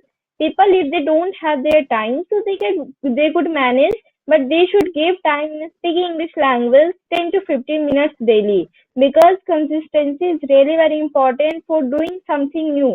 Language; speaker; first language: English; non-native, learner; Hindi